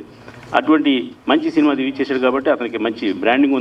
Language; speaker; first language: Telugu; native; Telugu